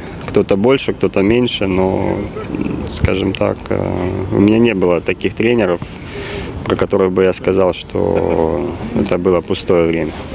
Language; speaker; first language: Russian; native; Russian